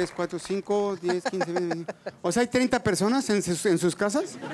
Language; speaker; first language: Spanish; native; Spanish